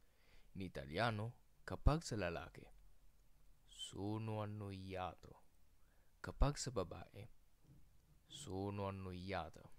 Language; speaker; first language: Italian; non-native, fluent; Filipino